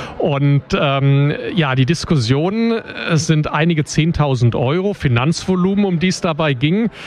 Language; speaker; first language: German; native; German